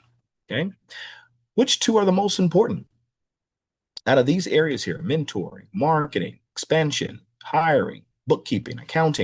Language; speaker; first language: English; native; English